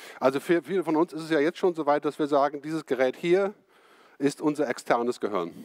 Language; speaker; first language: German; native; German